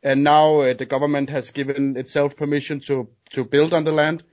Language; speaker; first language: English; non-native, fluent; Danish